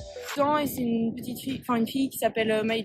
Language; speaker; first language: French; native; French